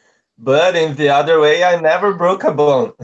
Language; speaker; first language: English; non-native, learner; Portuguese